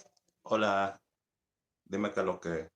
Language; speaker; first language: Spanish; early bilingual, heritage; English